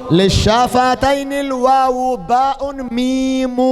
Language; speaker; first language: Arabic; native; Arabic